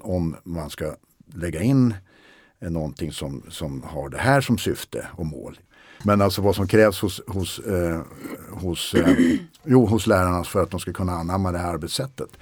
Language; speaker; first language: Swedish; native; Swedish